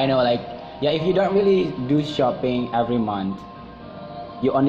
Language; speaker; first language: English; non-native, fluent; Indonesian